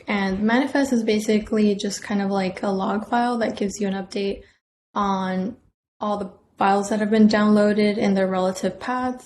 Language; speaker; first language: English; native; English